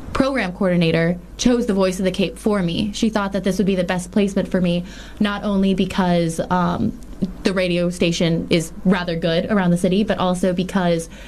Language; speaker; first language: English; native; English